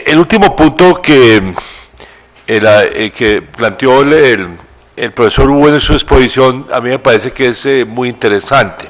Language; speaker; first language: Spanish; native; Spanish